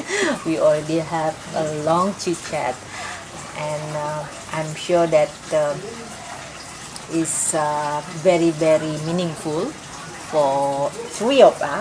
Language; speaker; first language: English; non-native, local second language; Indonesian